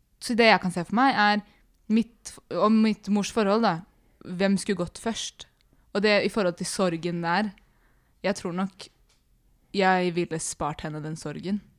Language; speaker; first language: Norwegian; early bilingual, other home language; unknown